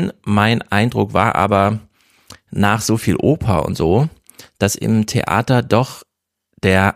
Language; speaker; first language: German; native; German